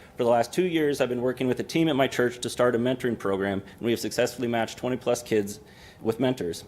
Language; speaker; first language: English; native; English